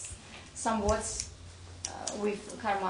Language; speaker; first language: English; non-native, learner; Russian